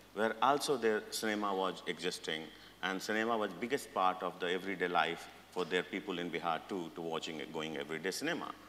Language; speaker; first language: English; non-native, local second language; Hindi